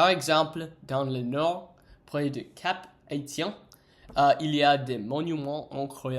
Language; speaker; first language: French; non-native, learner; English